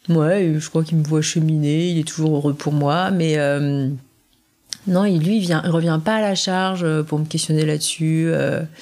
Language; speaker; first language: French; native; French